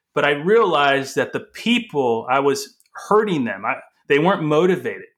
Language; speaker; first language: English; early bilingual, other home language; Portuguese